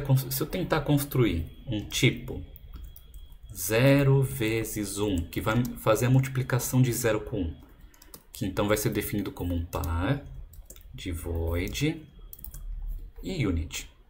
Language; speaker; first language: Portuguese; native; Portuguese